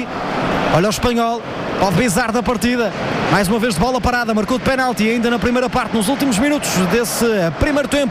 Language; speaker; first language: Portuguese; native; Portuguese